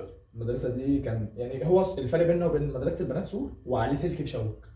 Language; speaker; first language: Arabic; native; Arabic